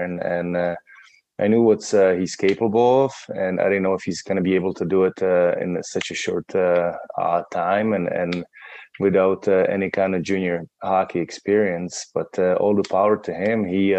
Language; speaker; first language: English; non-native, fluent; Czech